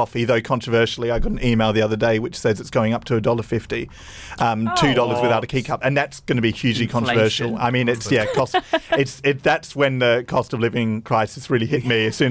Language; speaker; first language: English; native; English